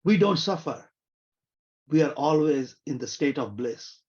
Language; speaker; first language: English; non-native, local second language; Marathi